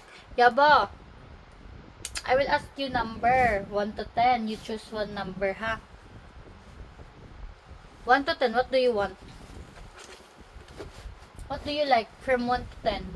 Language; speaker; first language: English; non-native, local second language; Filipino